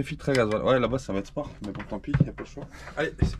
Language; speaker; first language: French; native; French